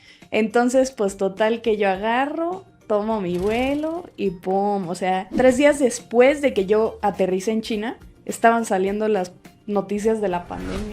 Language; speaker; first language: Spanish; native; Spanish